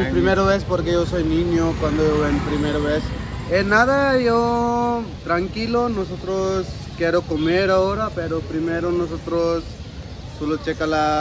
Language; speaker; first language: Spanish; non-native, learner; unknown